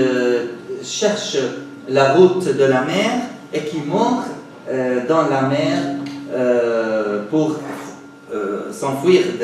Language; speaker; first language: French; non-native, fluent; Arabic